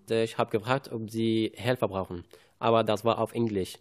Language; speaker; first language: German; non-native, learner; Arabic